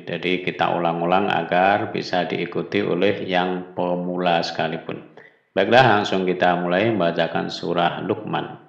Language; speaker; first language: Indonesian; native; Indonesian